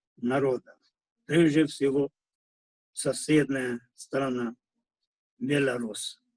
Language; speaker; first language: Russian; non-native, fluent; Hindi